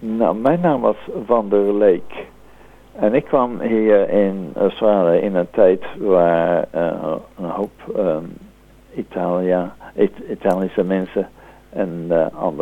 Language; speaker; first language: Dutch; native; Dutch